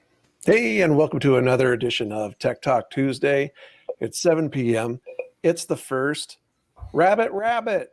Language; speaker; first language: English; native; English